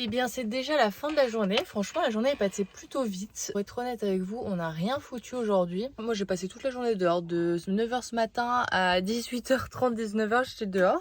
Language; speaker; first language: French; native; French